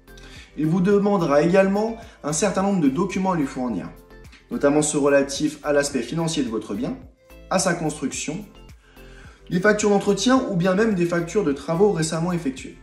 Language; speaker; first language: French; native; French